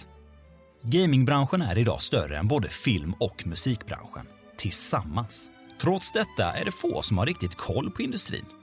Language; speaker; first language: Swedish; native; Swedish